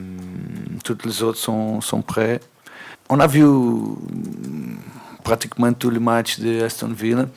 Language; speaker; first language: French; non-native, fluent; Portuguese